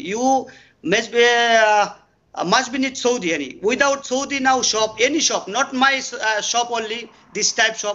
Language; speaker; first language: English; non-native, learner; Bangla